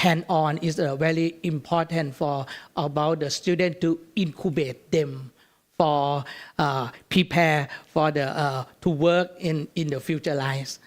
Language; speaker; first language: English; non-native, learner; Thai